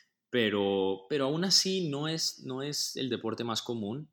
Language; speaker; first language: Spanish; native; Spanish